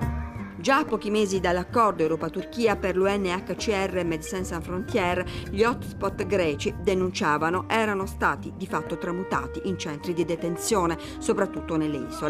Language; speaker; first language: Italian; native; Italian